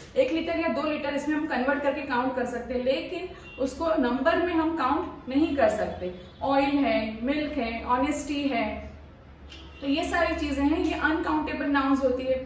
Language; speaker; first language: Hindi; non-native, local second language; Marathi